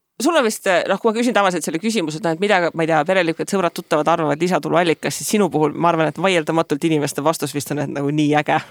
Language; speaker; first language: Estonian; native; Estonian